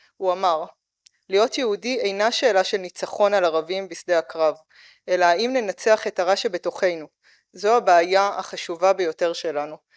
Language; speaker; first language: Hebrew; native; Hebrew